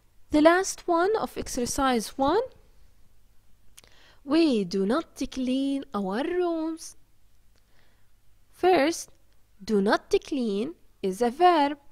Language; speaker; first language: English; non-native, fluent; Arabic